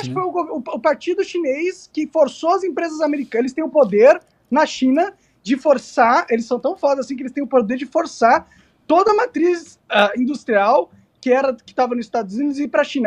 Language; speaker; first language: Portuguese; native; Portuguese